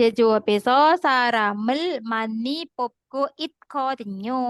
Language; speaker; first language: Korean; non-native, learner; Indonesian